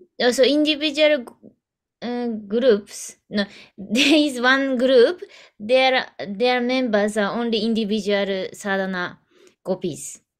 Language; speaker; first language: English; non-native, learner; Japanese